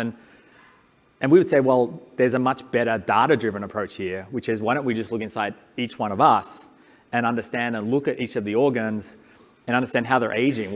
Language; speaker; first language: English; native; English